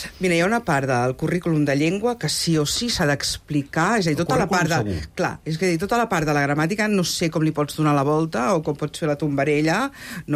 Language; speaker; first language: Catalan; native; Catalan